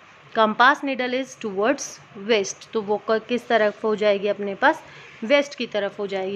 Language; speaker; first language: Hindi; native; Hindi